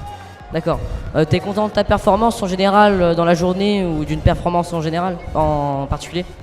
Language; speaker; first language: French; native; French